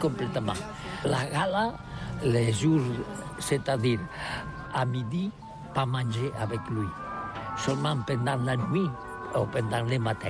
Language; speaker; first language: French; non-native, learner; Catalan